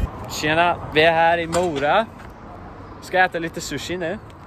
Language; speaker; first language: Swedish; early bilingual, heritage; Swedish